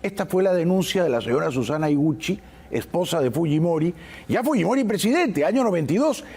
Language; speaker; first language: Spanish; native; Spanish